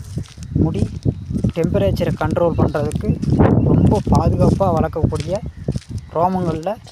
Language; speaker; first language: Tamil; native; Tamil